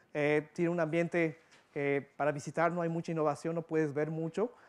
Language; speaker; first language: Spanish; early bilingual, other home language; English